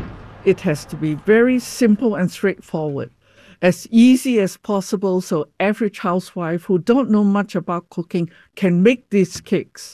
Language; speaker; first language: English; non-native, fluent; Cantonese